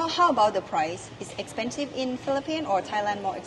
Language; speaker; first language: English; non-native, learner; Thai